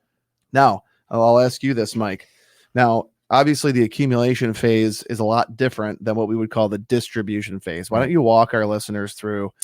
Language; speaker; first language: English; native; English